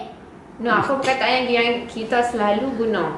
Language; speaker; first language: Malay; native; Malay